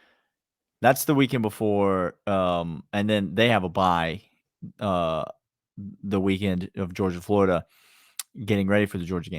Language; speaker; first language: English; native; English